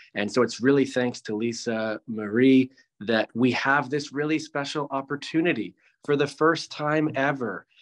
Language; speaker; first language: English; native; English